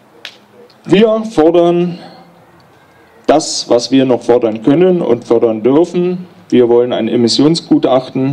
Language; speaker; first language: German; native; German